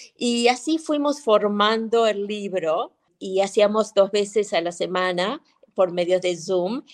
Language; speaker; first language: Spanish; native; Spanish